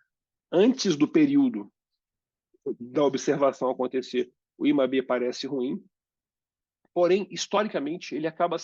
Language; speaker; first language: Portuguese; native; Portuguese